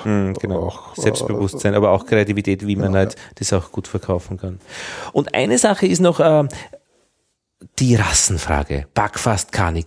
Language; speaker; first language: German; native; German